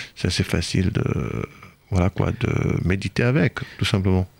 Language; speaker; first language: French; non-native, fluent; Hebrew